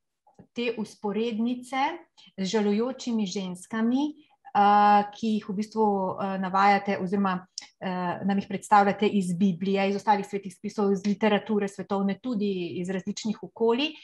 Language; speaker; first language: Slovenian; native; Slovenian